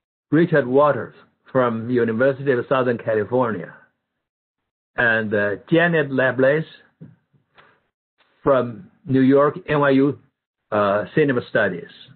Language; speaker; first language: English; non-native, fluent; Chinese